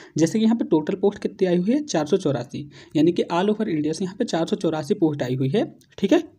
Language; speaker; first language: Hindi; native; Hindi